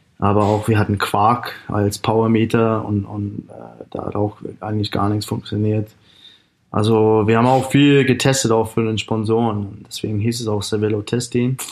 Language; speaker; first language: German; non-native, fluent; English